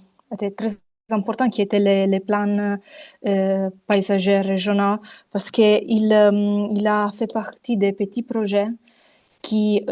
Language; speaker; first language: French; non-native, fluent; Italian